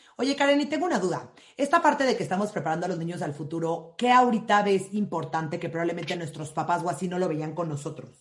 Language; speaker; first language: Spanish; native; Spanish